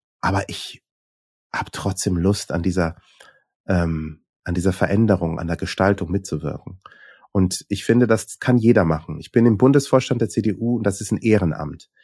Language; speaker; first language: German; early bilingual, other home language; Swahili